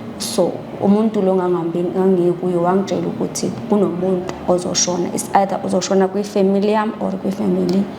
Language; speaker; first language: Zulu; non-native, local second language; Xhosa